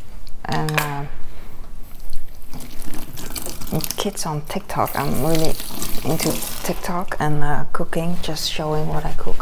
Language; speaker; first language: English; non-native, fluent; Dutch